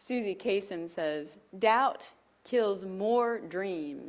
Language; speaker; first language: English; native; English